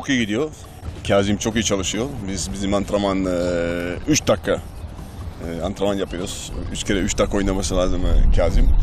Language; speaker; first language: Turkish; early bilingual, heritage; Italian